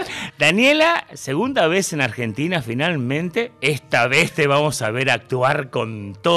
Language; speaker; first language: Spanish; native; Spanish